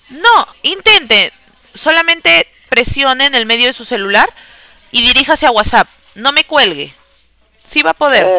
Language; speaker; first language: Spanish; native; Spanish